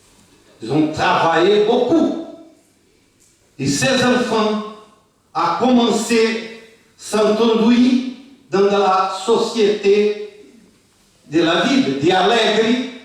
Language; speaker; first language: French; non-native, fluent; Portuguese